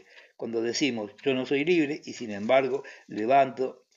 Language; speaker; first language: Spanish; native; Spanish